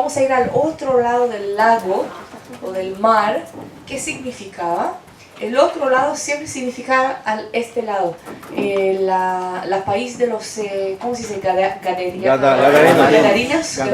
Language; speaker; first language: Spanish; non-native, fluent; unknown